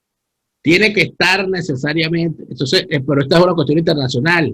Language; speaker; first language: Spanish; native; Spanish